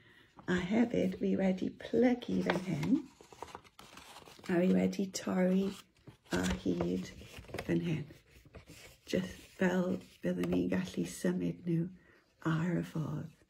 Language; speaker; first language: Welsh; non-native, local second language; English